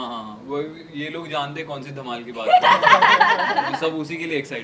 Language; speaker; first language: Hindi; native; Hindi